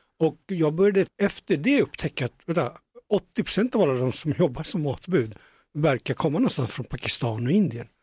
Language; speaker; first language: Swedish; early bilingual, other home language; Punjabi